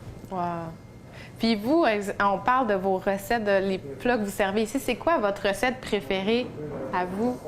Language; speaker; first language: French; native; French